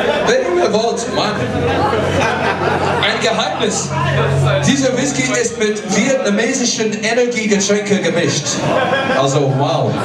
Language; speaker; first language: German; non-native, learner; English